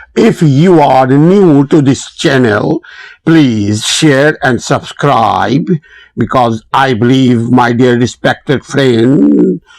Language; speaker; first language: English; non-native, local second language; Urdu